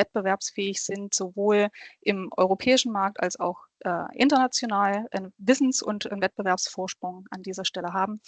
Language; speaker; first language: German; native; German